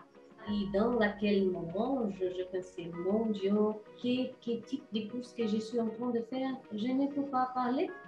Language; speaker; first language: French; non-native, learner; Portuguese